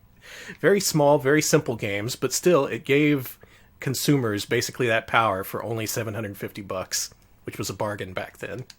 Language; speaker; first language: English; native; English